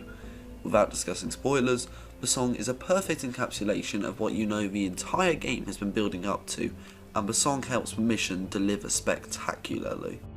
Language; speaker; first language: English; native; English